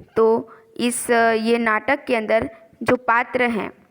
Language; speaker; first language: Hindi; non-native, local second language; Gujarati